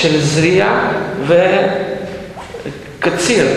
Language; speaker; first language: Hebrew; non-native, fluent; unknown